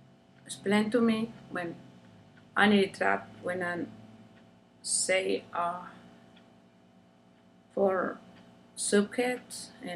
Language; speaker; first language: English; non-native, learner; Spanish